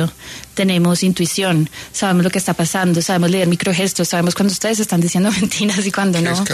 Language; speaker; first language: Spanish; native; Spanish